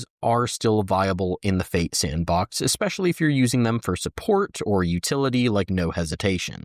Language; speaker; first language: English; native; English